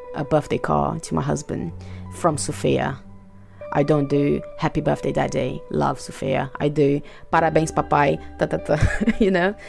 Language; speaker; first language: English; non-native, fluent; Portuguese